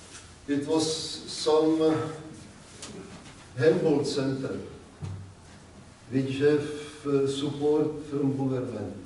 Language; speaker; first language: English; non-native, learner; Czech